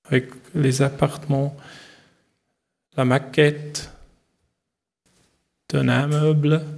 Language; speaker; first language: French; non-native, learner; German